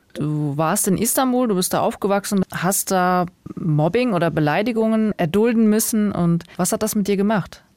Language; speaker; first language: German; native; German